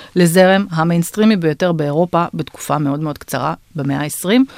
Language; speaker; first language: Hebrew; non-native, fluent; Russian